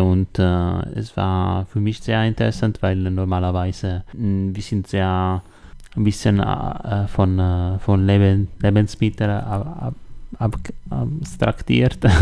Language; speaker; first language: German; non-native, learner; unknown